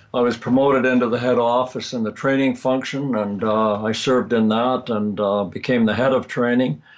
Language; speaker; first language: English; native; English